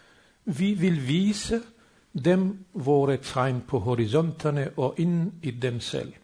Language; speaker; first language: Swedish; non-native, fluent; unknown